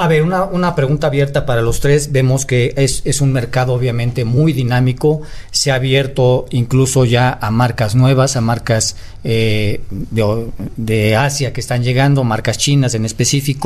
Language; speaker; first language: Spanish; native; Spanish